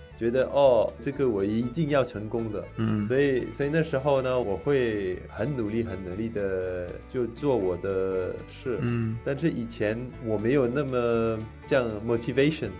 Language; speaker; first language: Chinese; non-native, fluent; French